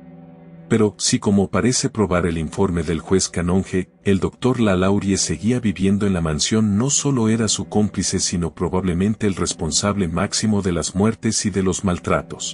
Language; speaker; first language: Spanish; native; Spanish